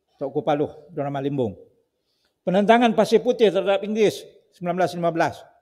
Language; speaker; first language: Malay; native; Malay